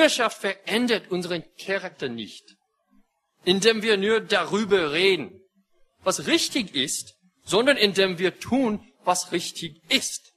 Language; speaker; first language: German; non-native, fluent; English